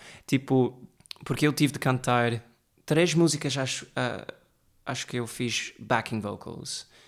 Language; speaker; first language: Portuguese; early bilingual, heritage; Portuguese